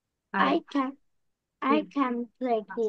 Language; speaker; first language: English; non-native, learner; Bangla